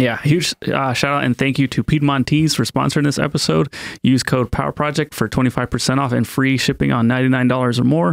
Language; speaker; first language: English; native; English